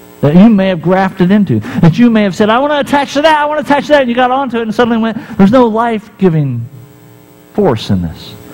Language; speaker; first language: English; native; English